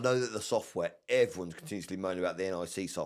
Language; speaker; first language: English; native; English